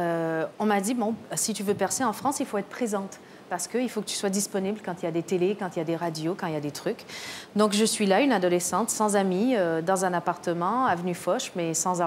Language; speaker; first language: French; native; French